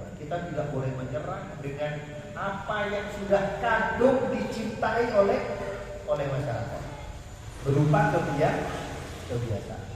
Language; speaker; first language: Indonesian; non-native, local second language; Madurese